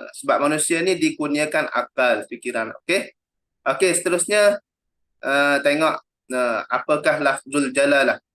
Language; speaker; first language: Malay; native; Malay